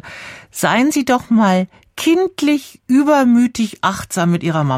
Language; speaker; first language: German; native; German